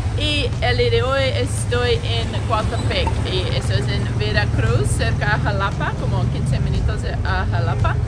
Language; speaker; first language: Spanish; non-native, learner; English